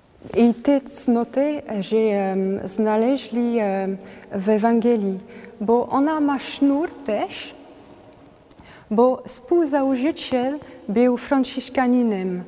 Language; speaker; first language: Polish; non-native, learner; French